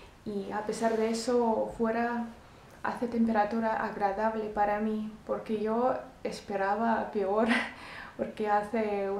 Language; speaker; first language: Spanish; non-native, fluent; Russian